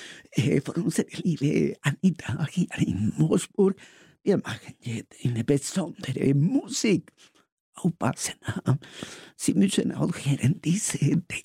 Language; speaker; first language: German; non-native, learner; Spanish